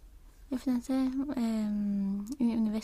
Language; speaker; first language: French; non-native, learner; Spanish